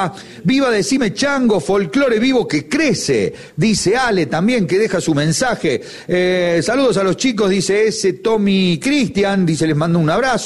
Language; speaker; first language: Spanish; native; Spanish